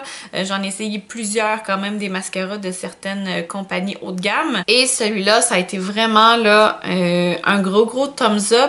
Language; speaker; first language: French; native; French